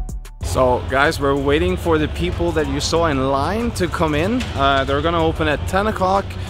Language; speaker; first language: English; non-native, fluent; Swedish